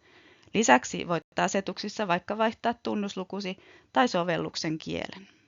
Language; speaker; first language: Finnish; native; Finnish